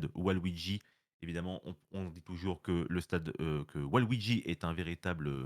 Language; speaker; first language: French; native; French